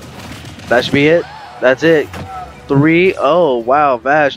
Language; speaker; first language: English; native; English